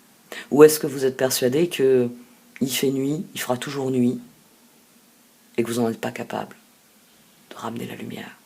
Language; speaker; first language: French; native; French